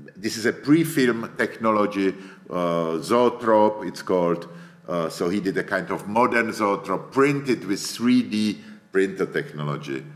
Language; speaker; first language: English; non-native, fluent; Czech